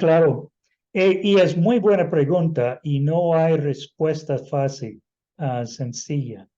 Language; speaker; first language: Spanish; non-native, fluent; English